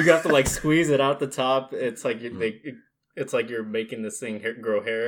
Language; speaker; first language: English; early bilingual, other home language; Spanish